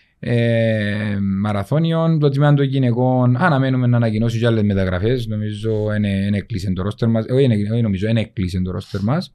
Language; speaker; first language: Greek; native; Greek